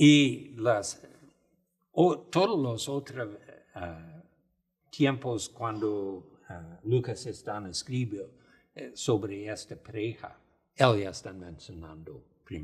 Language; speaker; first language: Spanish; non-native, fluent; English